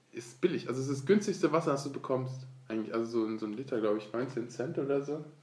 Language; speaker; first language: German; early bilingual, other home language; Turkish